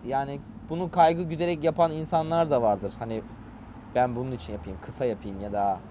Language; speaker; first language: Turkish; native; Turkish